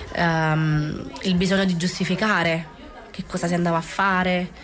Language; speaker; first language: Italian; native; Italian